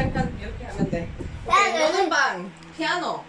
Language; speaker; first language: Korean; non-native, learner; Bulgarian